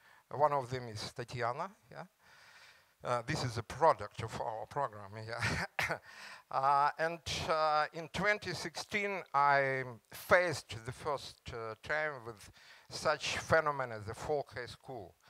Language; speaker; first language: English; non-native, learner; Ukrainian